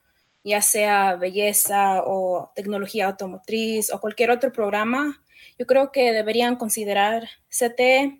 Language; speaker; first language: Spanish; early bilingual, heritage; Spanish